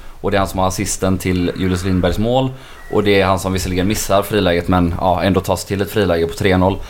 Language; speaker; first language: Swedish; native; Swedish